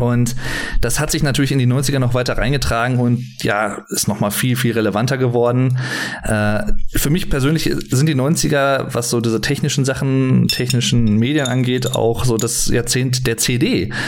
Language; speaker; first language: German; native; German